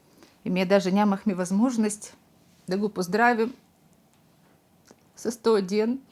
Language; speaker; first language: Bulgarian; non-native, learner; Russian